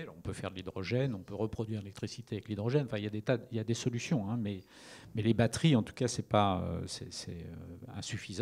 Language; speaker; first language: French; native; French